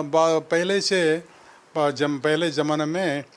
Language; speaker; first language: Hindi; non-native, local second language; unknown